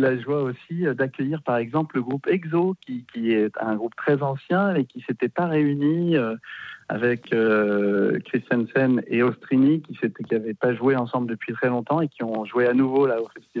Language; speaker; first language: French; native; French